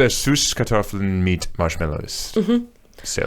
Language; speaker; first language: German; non-native, learner; English